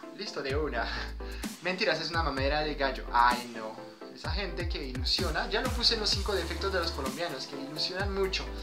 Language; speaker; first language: Spanish; non-native, fluent; French